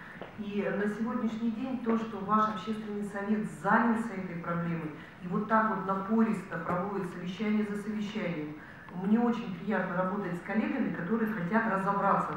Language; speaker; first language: Russian; native; Russian